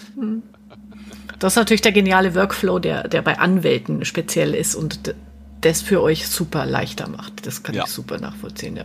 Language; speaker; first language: German; native; German